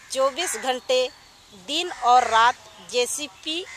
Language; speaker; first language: Hindi; native; Hindi